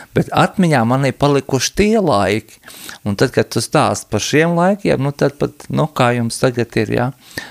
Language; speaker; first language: Latvian; native; Latvian